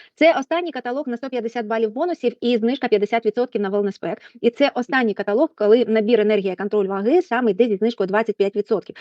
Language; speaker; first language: Ukrainian; non-native, local second language; Russian